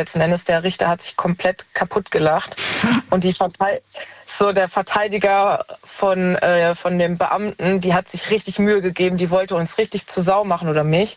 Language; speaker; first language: German; native; German